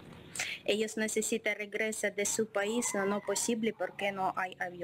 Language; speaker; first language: Spanish; non-native, learner; Ukrainian